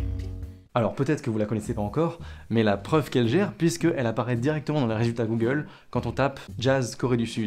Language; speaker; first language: French; native; French